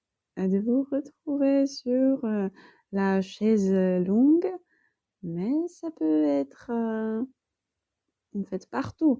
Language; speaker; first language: French; non-native, fluent; Polish